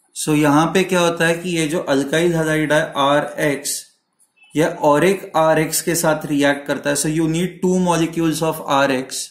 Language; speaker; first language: Hindi; non-native, local second language; Marathi